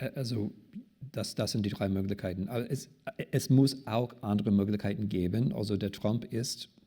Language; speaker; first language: German; non-native, fluent; English